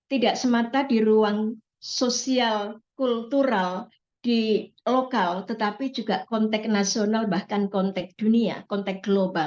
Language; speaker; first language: Indonesian; native; Indonesian